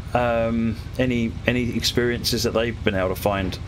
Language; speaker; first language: English; native; English